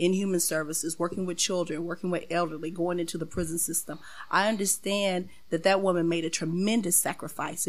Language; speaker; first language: English; native; English